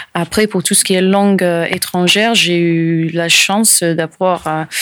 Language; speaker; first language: French; non-native, fluent; English